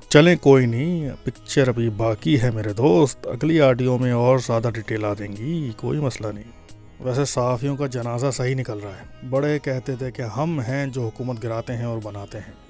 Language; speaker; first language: Urdu; native; Urdu